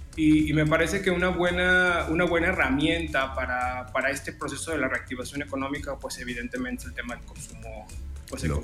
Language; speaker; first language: Spanish; native; Spanish